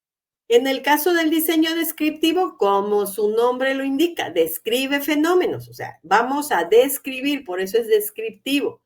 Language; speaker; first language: Spanish; native; Spanish